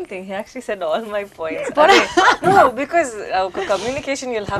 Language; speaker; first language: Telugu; non-native, learner; Tamil